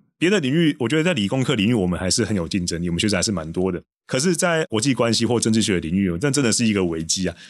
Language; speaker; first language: Chinese; native; Chinese